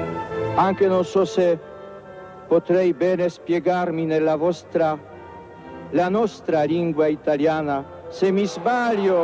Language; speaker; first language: Italian; non-native, fluent; Polish